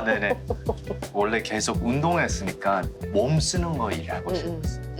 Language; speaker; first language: Korean; early bilingual, heritage; English